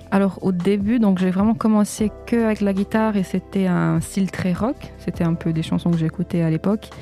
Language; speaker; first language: French; early bilingual, other home language; Portuguese